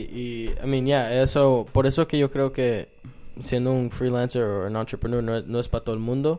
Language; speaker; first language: Spanish; early bilingual, heritage; Spanish